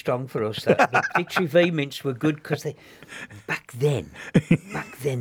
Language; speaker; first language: English; native; English